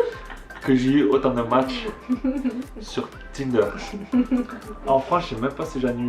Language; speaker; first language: French; native; French